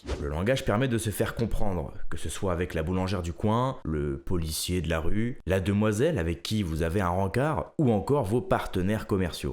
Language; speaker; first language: French; native; French